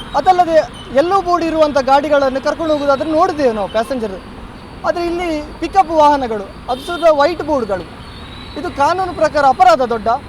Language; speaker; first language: Kannada; non-native, local second language; Tulu